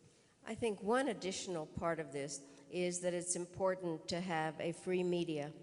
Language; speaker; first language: English; early bilingual, other home language; Czech